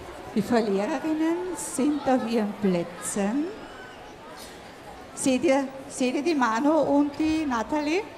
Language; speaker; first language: German; native; German